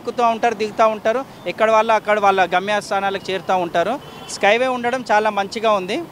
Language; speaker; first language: Telugu; native; Telugu